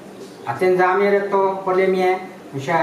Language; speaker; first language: Czech; non-native, fluent; Ukrainian